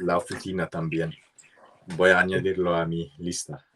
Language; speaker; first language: Spanish; non-native, learner; English